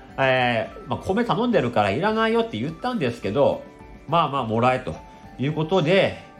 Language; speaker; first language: Japanese; native; Japanese